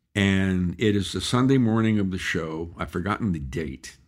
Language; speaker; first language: English; native; English